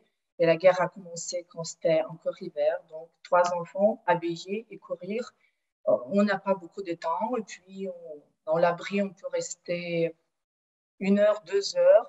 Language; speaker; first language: French; non-native, fluent; Ukrainian